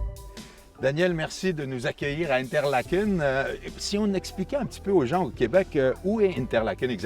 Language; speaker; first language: French; native; French